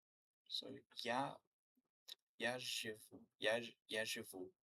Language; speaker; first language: Russian; non-native, learner; English